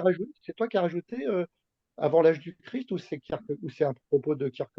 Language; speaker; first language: French; native; French